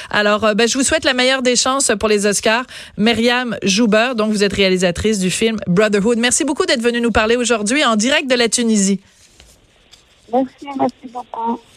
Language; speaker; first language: French; native; French